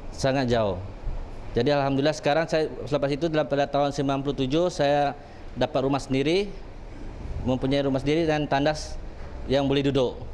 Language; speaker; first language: Malay; native; Malay